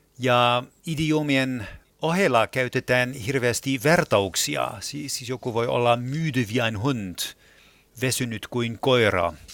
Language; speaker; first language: Finnish; non-native, fluent; German